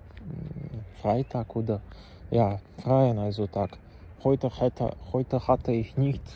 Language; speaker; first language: German; non-native, learner; Czech